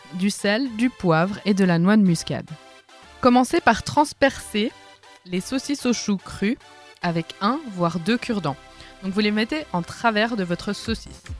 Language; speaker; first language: French; native; French